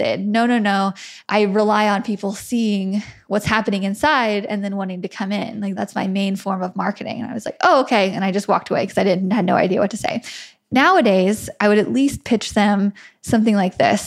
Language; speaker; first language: English; native; English